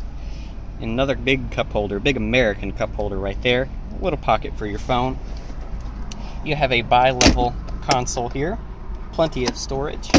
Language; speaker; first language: English; native; English